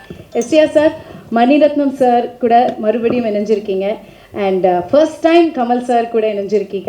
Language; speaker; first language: Tamil; native; Tamil